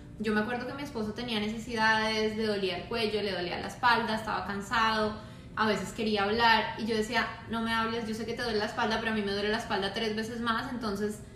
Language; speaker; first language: Spanish; native; Spanish